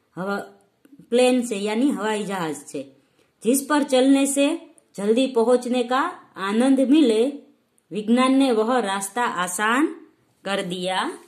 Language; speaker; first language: Hindi; non-native, local second language; Gujarati